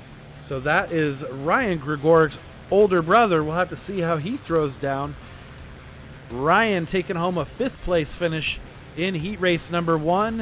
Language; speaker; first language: English; native; English